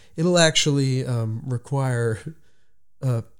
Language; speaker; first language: English; native; English